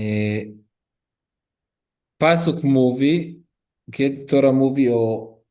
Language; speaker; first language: Polish; non-native, learner; Hebrew